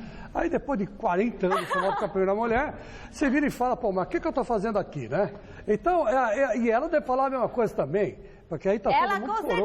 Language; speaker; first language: Portuguese; native; Portuguese